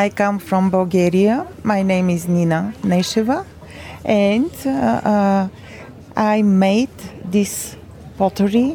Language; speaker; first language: English; non-native, learner; Bulgarian